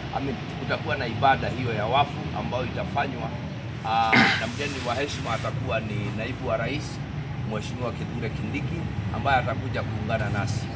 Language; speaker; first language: Swahili; non-native, local second language; Kikuyu